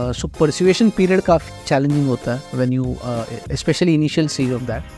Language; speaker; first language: Hindi; non-native, local second language; Marathi